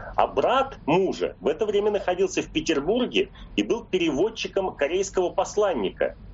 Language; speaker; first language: Russian; native; Russian